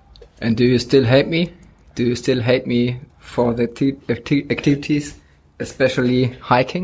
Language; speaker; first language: English; non-native, fluent; German